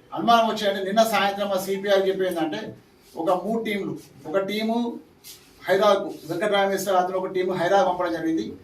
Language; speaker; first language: Telugu; native; Telugu